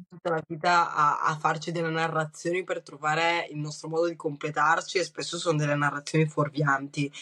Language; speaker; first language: Italian; early bilingual, other home language; Kinyarwanda